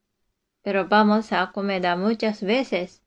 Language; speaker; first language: Spanish; non-native, fluent; Japanese